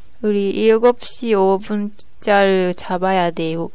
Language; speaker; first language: Korean; non-native, learner; Japanese